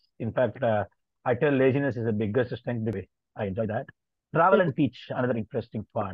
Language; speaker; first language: English; non-native, local second language; Tamil